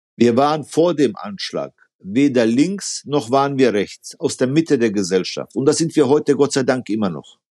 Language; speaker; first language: German; early bilingual, other home language; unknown